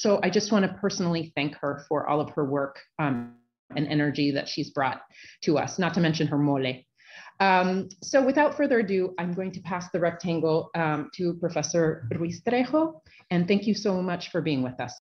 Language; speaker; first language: English; native; English